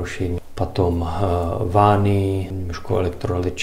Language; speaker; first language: Russian; non-native, learner; Czech